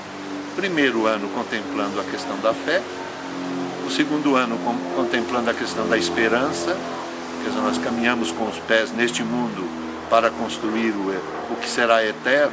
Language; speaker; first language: Portuguese; native; Portuguese